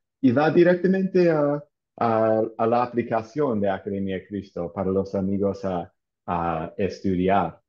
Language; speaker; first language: Spanish; non-native, fluent; English